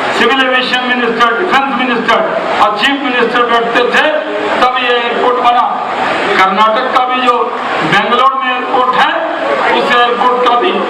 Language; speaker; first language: Hindi; native; Hindi